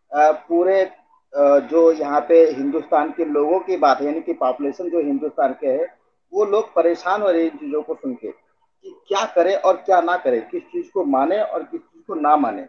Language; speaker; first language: Hindi; native; Hindi